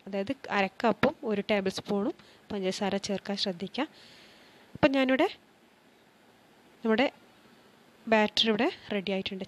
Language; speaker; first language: Malayalam; native; Malayalam